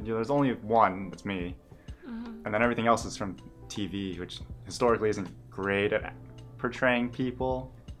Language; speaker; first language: English; native; English